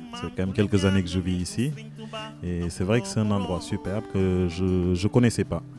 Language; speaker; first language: French; non-native, local second language; Wolof